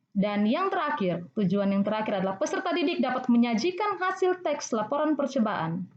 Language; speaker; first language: Indonesian; native; Indonesian